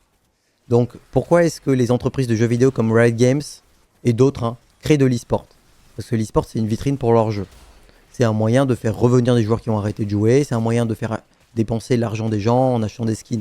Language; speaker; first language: French; native; French